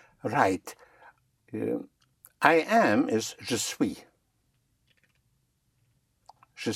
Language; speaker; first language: French; non-native, fluent; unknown